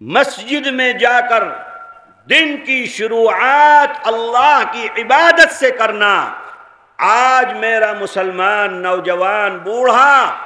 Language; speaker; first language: Urdu; native; Urdu